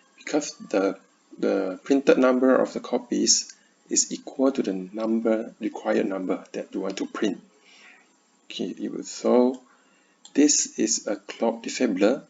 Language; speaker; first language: English; non-native, learner; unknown